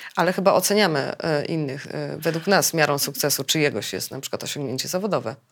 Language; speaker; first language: Polish; native; Polish